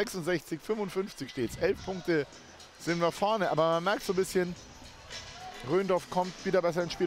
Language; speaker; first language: German; native; German